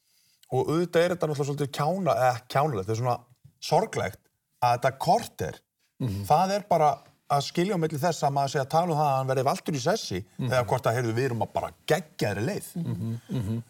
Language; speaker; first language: Icelandic; native; Icelandic